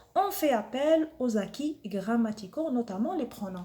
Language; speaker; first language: French; non-native, local second language; Arabic